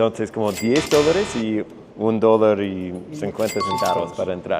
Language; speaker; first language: Spanish; non-native, fluent; English